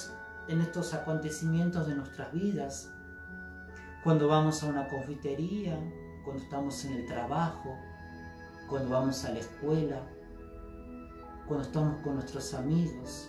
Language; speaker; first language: Spanish; native; Spanish